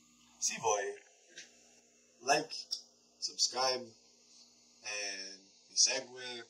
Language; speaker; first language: Italian; non-native, learner; English